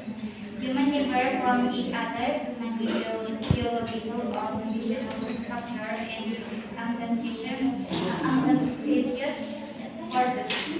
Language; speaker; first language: English; non-native, learner; Indonesian